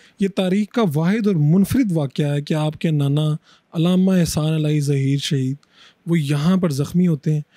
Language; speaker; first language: Urdu; non-native, local second language; Punjabi